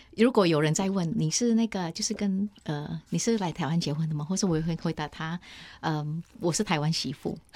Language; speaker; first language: Chinese; non-native, fluent; Indonesian